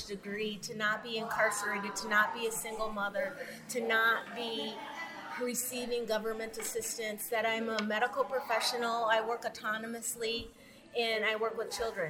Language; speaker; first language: English; native; English